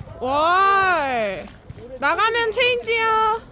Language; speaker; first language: Korean; native; Korean